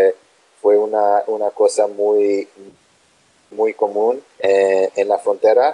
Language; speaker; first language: Spanish; non-native, learner; English